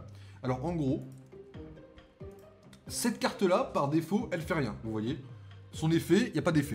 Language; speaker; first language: French; native; French